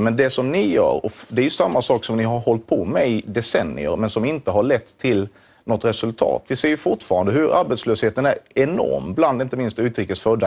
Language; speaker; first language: Swedish; native; Swedish